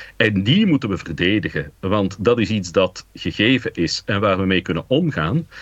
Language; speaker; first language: Dutch; native; Dutch